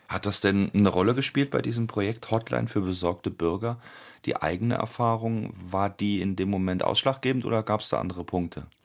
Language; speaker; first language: German; native; German